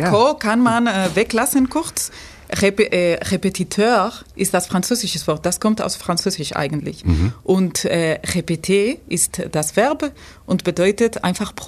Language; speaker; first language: German; non-native, fluent; Spanish